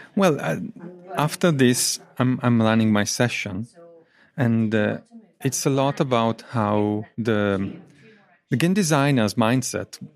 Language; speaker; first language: English; non-native, fluent; Italian